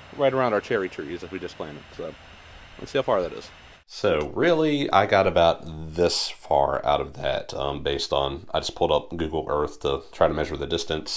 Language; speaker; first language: English; native; English